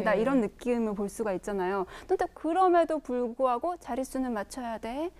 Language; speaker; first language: Korean; native; Korean